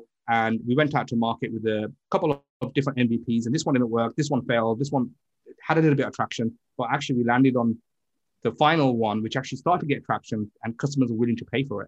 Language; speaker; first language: English; native; English